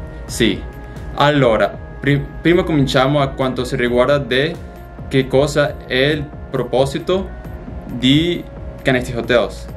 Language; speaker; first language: Italian; non-native, learner; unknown